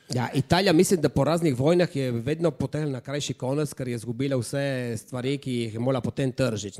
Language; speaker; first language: Slovenian; native; Slovenian